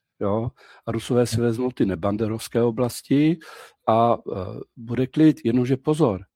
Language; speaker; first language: Czech; native; Czech